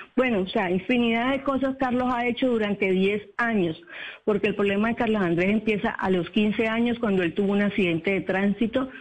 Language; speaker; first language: Spanish; native; Spanish